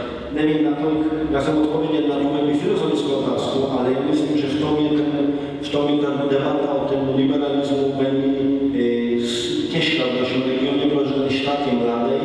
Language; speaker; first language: Czech; non-native, fluent; Polish